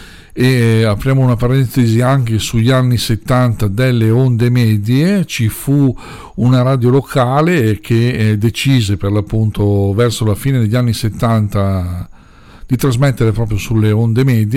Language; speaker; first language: Italian; native; Italian